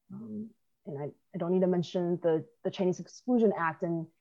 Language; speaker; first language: English; early bilingual, other home language; Chinese